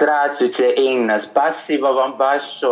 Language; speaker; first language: Russian; non-native, fluent; Chinese